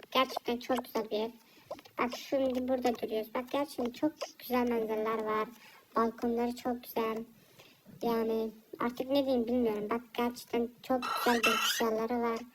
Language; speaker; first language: Turkish; early bilingual, heritage; Turkish